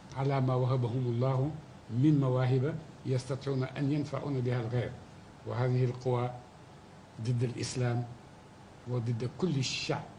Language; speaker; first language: Arabic; non-native, fluent; Wolof